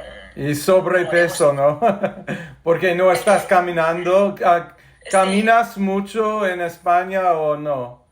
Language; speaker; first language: Spanish; non-native, fluent; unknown